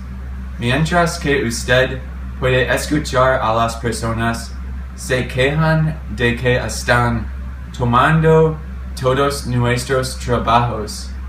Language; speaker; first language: Spanish; non-native, learner; English